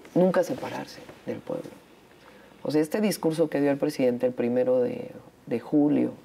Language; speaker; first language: Spanish; native; Spanish